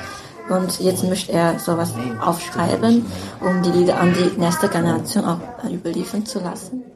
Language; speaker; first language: German; non-native, fluent; Chinese